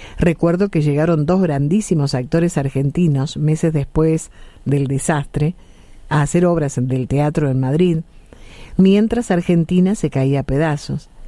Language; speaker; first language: Spanish; native; Spanish